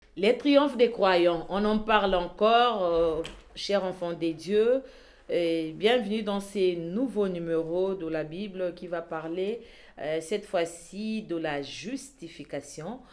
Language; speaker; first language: French; non-native, local second language; Lingala